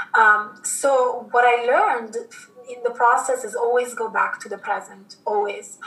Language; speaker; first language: English; non-native, fluent; Italian